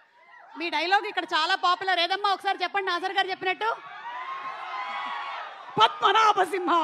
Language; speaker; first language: Telugu; native; Telugu